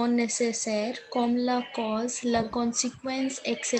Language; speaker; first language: French; non-native, learner; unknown